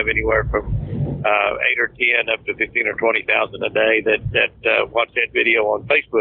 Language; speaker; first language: English; native; English